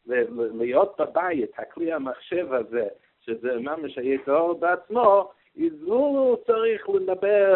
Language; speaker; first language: Hebrew; non-native, learner; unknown